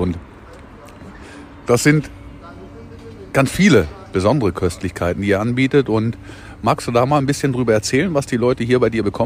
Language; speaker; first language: German; native; German